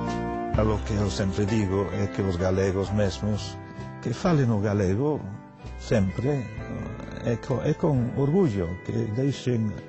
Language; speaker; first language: Galician; non-native, fluent; English